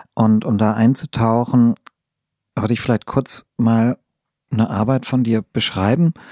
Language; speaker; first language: German; native; German